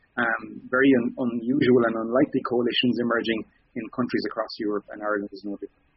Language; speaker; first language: English; native; English